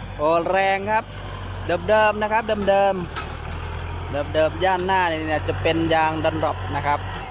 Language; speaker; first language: Thai; native; Thai